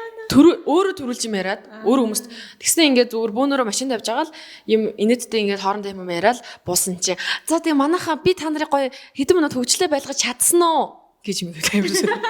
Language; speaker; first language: Mongolian; native; Mongolian